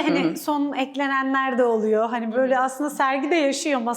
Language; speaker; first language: Turkish; native; Turkish